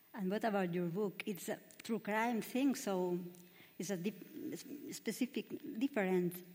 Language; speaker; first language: English; non-native, learner; Catalan